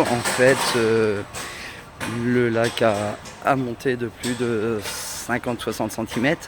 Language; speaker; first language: French; native; French